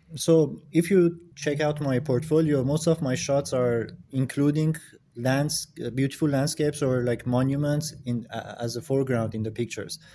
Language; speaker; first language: English; non-native, fluent; Persian